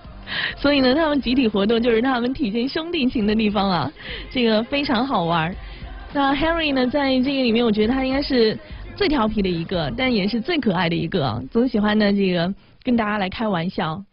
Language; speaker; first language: Chinese; native; Chinese